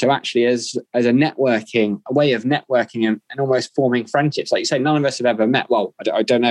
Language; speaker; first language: English; native; English